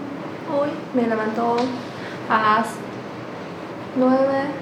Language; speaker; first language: Spanish; non-native, learner; Chinese